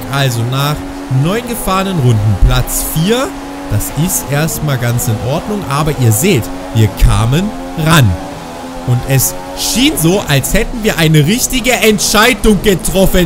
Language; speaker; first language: German; native; German